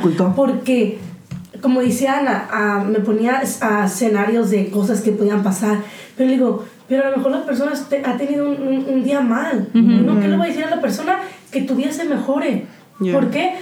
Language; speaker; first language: Spanish; early bilingual, heritage; Spanish